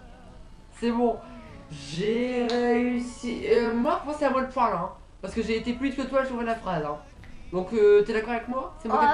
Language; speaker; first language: French; native; French